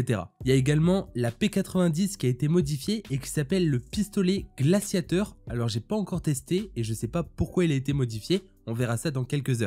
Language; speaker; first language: French; native; French